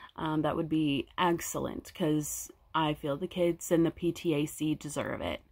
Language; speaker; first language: English; native; English